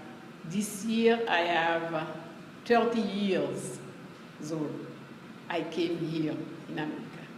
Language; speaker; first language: English; non-native, learner; Haitian Creole